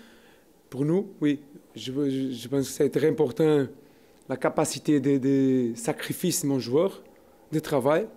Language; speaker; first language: French; non-native, learner; Portuguese